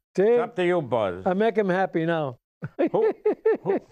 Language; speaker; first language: English; native; English